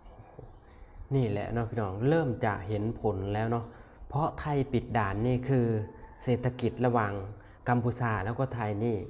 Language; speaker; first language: Thai; non-native, local second language; Northeastern Thai